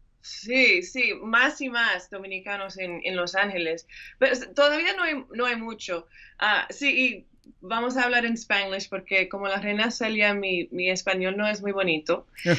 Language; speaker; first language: Spanish; early bilingual, heritage; English